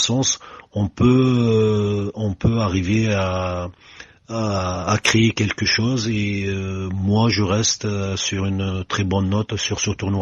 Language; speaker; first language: French; non-native, local second language; Arabic